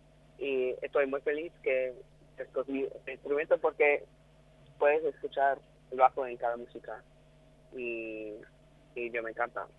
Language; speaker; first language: Spanish; non-native, learner; English